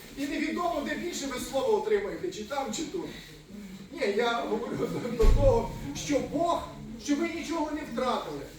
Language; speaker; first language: Ukrainian; native; Ukrainian